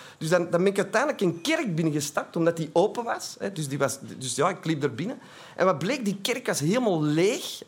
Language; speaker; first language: Dutch; native; Dutch